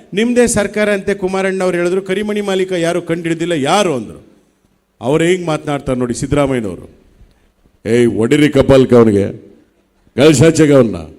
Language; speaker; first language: Kannada; native; Kannada